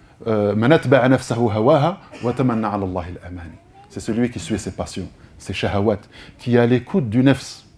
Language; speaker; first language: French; native; French